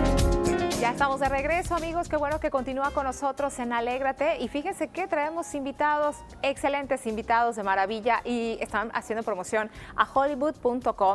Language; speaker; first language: Spanish; native; Spanish